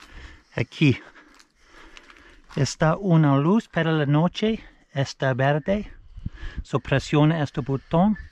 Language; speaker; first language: Spanish; non-native, learner; English